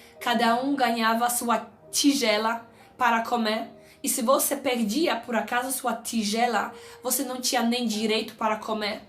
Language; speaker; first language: Portuguese; non-native, fluent; Polish